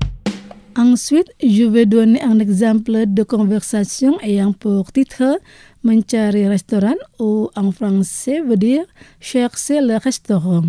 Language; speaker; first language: French; non-native, fluent; Indonesian